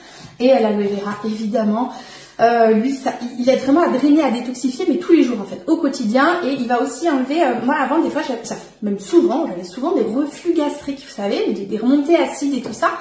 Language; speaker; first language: French; native; French